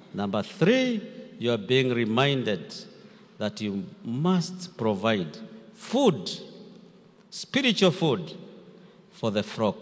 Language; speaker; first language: English; non-native, local second language; Swahili